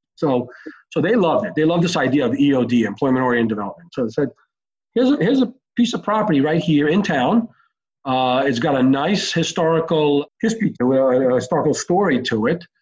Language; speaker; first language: English; early bilingual, other home language; Hebrew